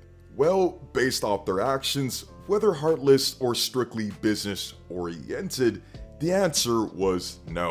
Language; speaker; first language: English; native; English